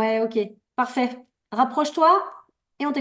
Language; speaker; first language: French; native; French